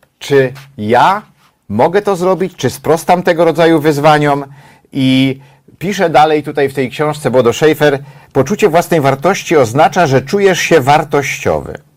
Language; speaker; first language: Polish; native; Polish